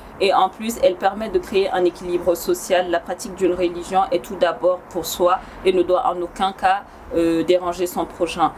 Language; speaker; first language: French; non-native, local second language; Bambara